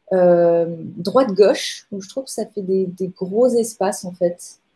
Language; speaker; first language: French; native; French